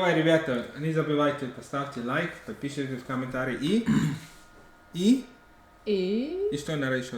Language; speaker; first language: Russian; non-native, fluent; English